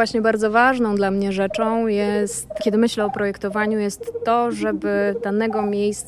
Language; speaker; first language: Polish; native; Polish